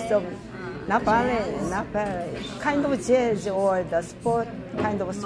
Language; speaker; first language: English; non-native, learner; Korean